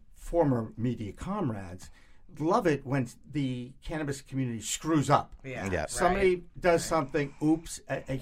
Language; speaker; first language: English; native; English